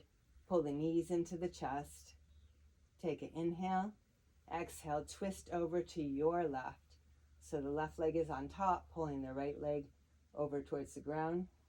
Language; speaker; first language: English; native; English